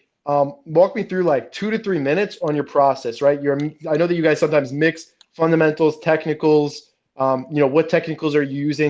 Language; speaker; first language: English; native; English